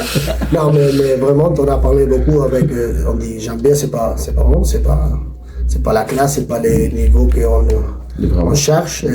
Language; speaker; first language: French; non-native, learner; Spanish